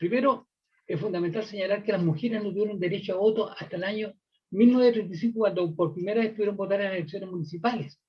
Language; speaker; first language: Spanish; native; Spanish